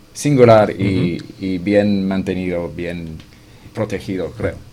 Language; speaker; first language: Spanish; non-native, fluent; English